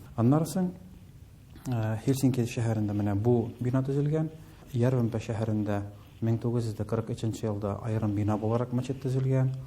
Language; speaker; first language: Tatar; early bilingual, heritage; Tatar